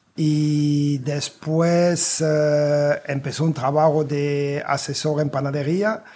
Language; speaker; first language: Spanish; non-native, fluent; French